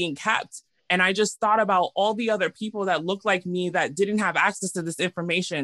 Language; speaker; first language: English; native; English